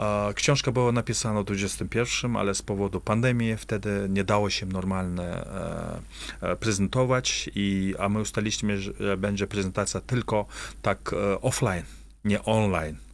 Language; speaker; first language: Polish; non-native, fluent; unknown